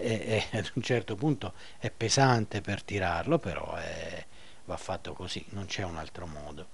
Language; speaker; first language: Italian; native; Italian